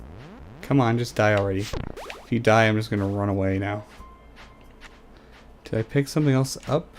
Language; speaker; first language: English; native; English